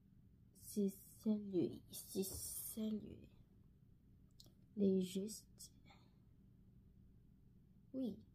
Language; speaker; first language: French; non-native, learner; Korean